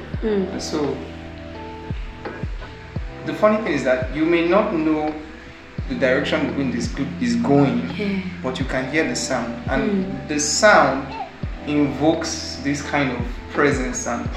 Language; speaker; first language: English; non-native, local second language; Bini